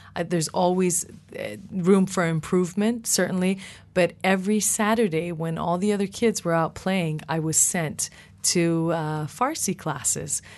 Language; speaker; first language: English; early bilingual, other home language; Persian